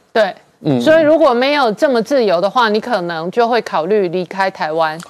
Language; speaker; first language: Chinese; native; Chinese